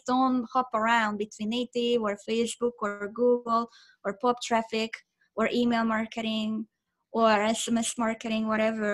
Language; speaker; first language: English; non-native, fluent; Hungarian